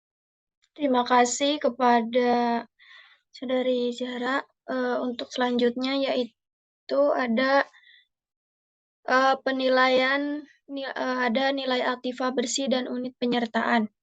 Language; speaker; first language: Indonesian; native; Indonesian